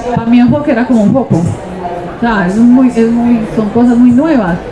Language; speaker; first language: Spanish; native; Spanish